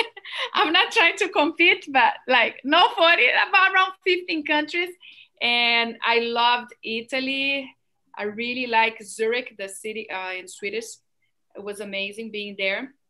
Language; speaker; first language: English; non-native, fluent; Portuguese